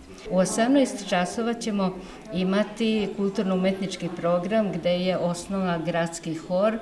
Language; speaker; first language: Serbian; native; Serbian